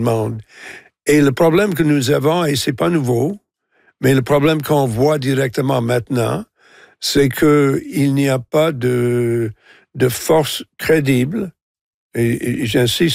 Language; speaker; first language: French; non-native, local second language; English